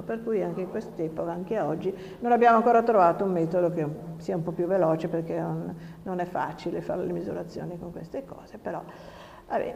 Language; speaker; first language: Italian; native; Italian